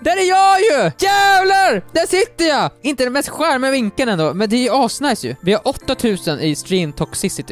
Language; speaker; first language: Swedish; native; Swedish